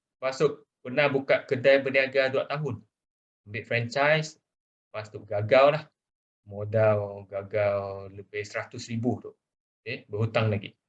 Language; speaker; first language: Malay; non-native, local second language; Chinese